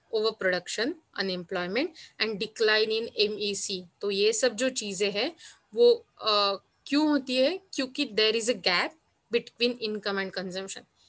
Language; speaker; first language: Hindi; non-native, local second language; Marathi